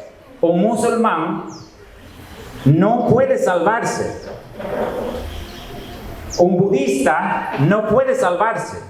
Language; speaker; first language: Spanish; non-native, fluent; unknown